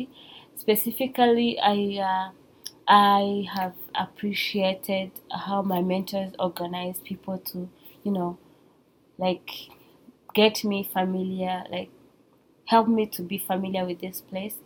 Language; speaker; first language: English; non-native, local second language; Kinyarwanda